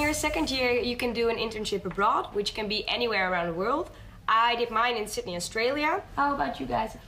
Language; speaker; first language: English; non-native, fluent; Dutch